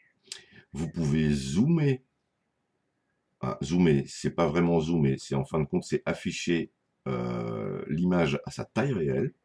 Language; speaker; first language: French; native; French